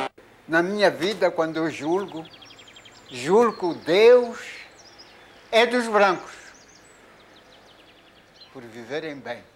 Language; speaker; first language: Portuguese; non-native, local second language; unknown